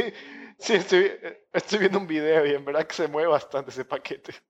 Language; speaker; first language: Spanish; native; Spanish